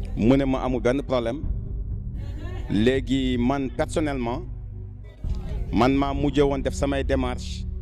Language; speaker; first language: Wolof; non-native, local second language; Fula